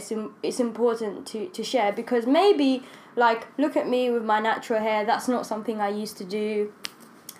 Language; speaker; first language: English; non-native, local second language; Kinyarwanda